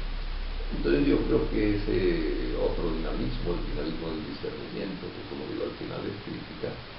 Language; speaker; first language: Spanish; native; Spanish